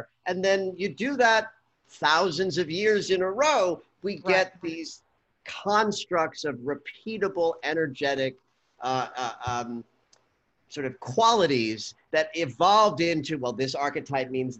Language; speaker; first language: English; native; English